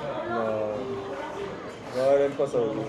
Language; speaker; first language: French; early bilingual, other home language; Lao